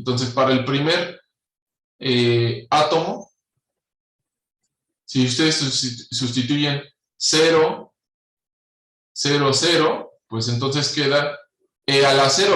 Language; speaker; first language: Spanish; native; Spanish